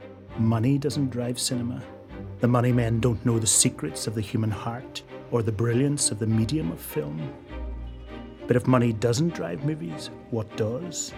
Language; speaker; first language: English; native; English